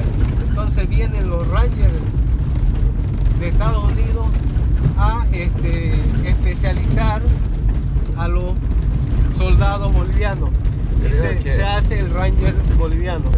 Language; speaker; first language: Spanish; native; Spanish